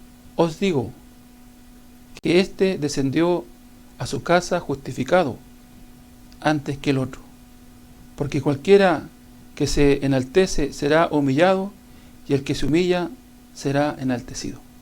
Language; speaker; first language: Spanish; native; Spanish